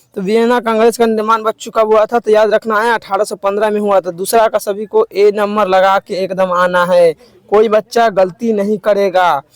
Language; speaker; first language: Hindi; native; Hindi